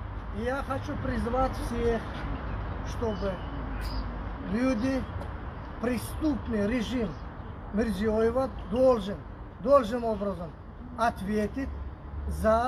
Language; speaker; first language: Russian; non-native, fluent; Uzbek